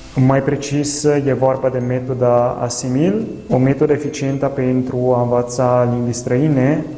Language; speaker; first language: Romanian; non-native, fluent; Italian